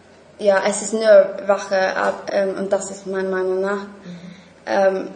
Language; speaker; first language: German; non-native, learner; English